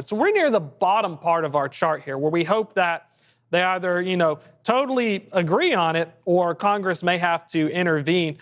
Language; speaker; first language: English; native; English